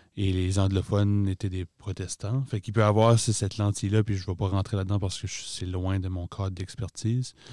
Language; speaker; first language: French; native; French